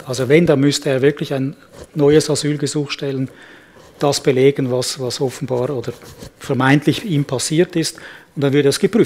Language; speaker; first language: German; native; German